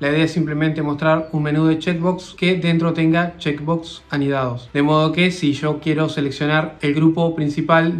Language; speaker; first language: Spanish; native; Spanish